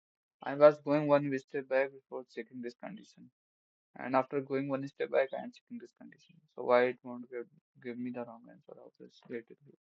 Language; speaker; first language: English; non-native, local second language; Hindi